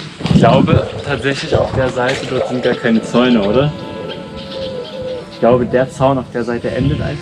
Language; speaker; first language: German; native; German